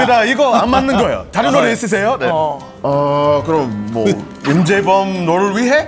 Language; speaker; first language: Korean; non-native, learner; English